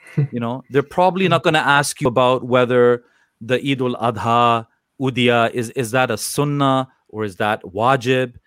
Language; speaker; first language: English; native; English